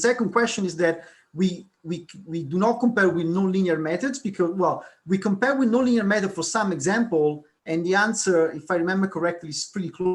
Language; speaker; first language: English; non-native, fluent; Italian